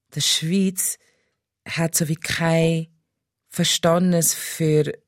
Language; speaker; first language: German; non-native, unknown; English